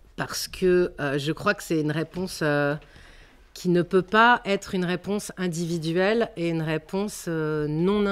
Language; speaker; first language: French; native; French